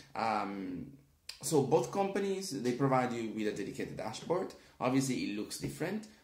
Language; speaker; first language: English; non-native, fluent; Italian